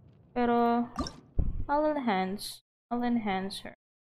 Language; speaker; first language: English; non-native, local second language; Filipino